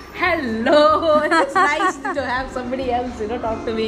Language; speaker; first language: English; non-native, local second language; Tamil